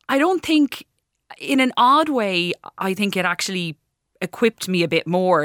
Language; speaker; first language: English; native; English